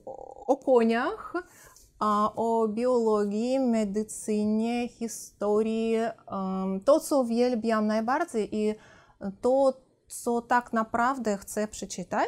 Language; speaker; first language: Polish; non-native, fluent; Russian